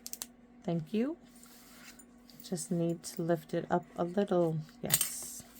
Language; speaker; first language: English; native; English